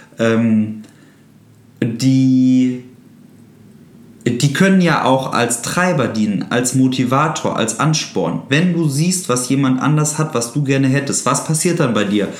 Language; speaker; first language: German; native; German